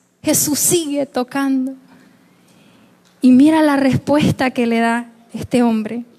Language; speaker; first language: Spanish; native; Spanish